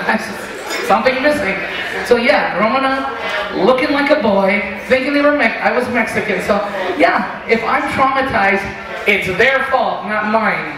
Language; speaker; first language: English; native; English